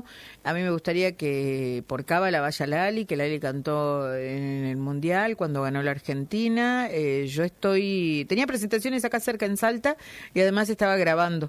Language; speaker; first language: Spanish; native; Spanish